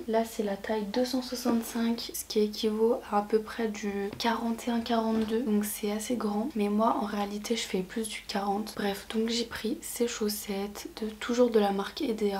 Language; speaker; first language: French; native; French